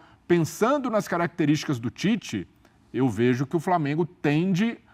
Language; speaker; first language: Portuguese; native; Portuguese